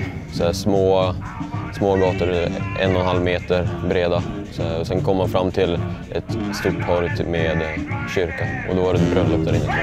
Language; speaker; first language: Swedish; native; Swedish